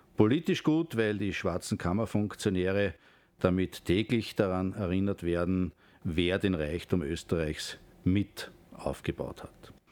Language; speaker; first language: German; native; German